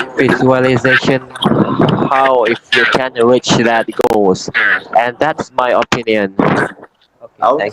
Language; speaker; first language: English; non-native, learner; Indonesian